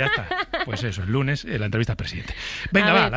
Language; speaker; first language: Spanish; native; Spanish